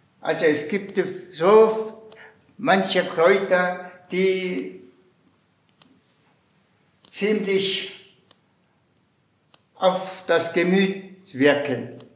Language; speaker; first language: German; non-native, fluent; Mongolian